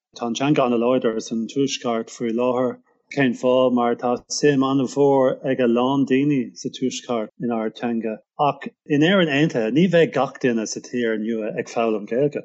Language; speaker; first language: Irish; non-native, local second language; English